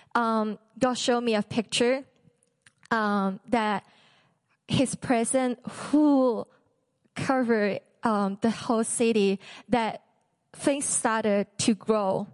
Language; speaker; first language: English; non-native, local second language; Cantonese